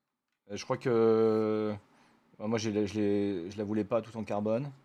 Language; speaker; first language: French; native; French